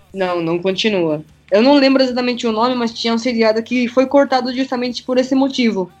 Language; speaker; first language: Portuguese; early bilingual, other home language; Japanese